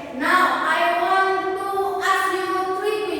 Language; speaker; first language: English; non-native, fluent; Indonesian